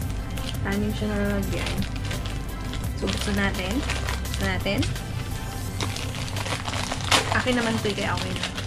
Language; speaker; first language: Filipino; native; Filipino